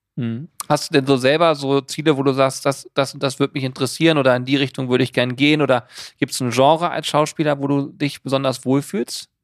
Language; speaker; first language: German; native; German